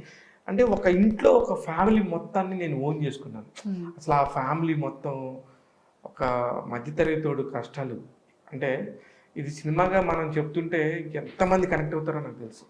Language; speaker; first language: Telugu; native; Telugu